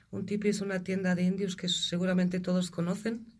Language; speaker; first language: Spanish; non-native, fluent; German